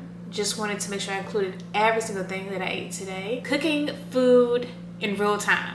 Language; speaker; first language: English; native; English